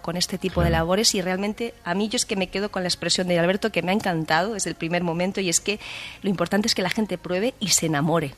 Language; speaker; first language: Spanish; native; Spanish